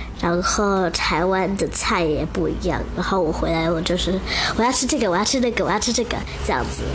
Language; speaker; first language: Chinese; early bilingual, heritage; Chinese